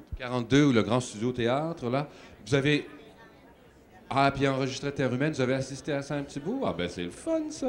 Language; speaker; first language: French; native; French